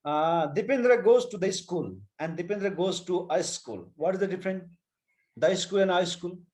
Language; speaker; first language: English; non-native, local second language; Nepali